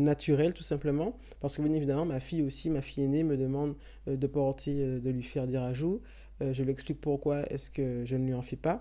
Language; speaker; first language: French; native; French